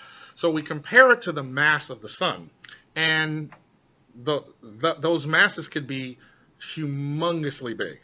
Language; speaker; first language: English; native; English